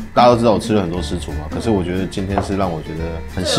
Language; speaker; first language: Chinese; native; Chinese